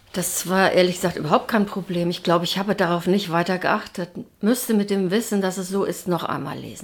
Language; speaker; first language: German; native; German